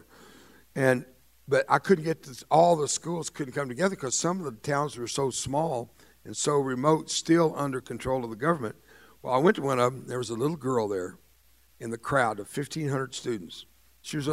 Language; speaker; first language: English; early bilingual, other home language; Spanish